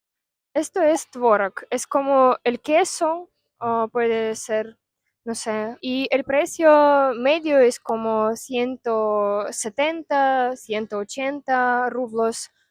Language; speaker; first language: Spanish; non-native, fluent; Russian